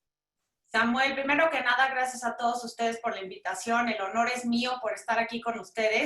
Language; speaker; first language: Spanish; native; Spanish